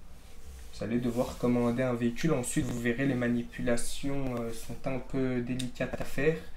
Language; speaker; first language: French; native; French